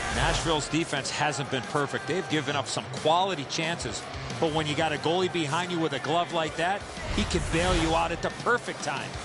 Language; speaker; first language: English; native; English